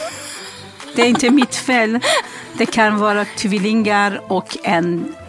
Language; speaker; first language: Swedish; non-native, fluent; Persian